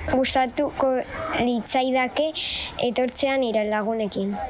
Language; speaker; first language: Basque; non-native, local second language; Spanish